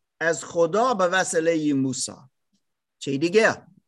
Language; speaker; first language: Persian; non-native, learner; German